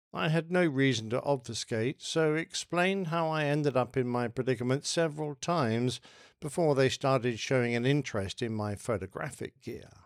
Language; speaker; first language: English; native; English